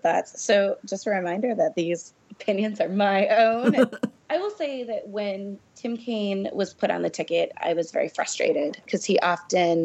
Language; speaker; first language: English; native; English